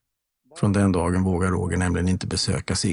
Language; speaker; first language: Swedish; native; Swedish